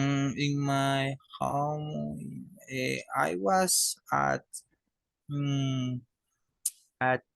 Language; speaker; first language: English; non-native, learner; Spanish